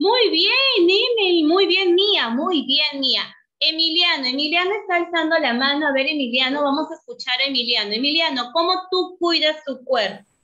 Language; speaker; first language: Spanish; native; Spanish